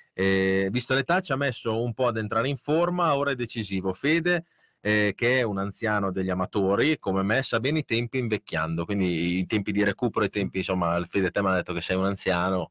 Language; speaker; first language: Italian; native; Italian